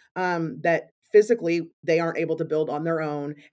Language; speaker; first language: English; native; English